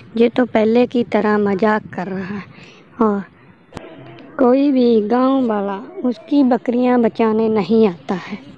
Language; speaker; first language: Hindi; native; Hindi